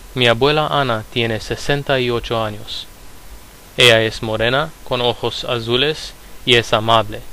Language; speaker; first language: Spanish; non-native, fluent; Romanian